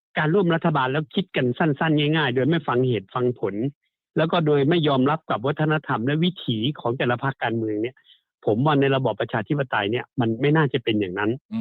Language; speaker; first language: Thai; native; Thai